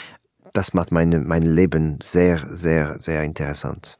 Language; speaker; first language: German; non-native, learner; French